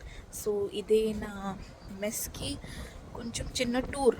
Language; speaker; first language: Telugu; non-native, learner; Marathi